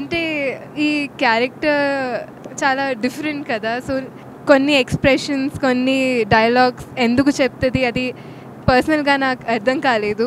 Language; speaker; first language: Telugu; non-native, local second language; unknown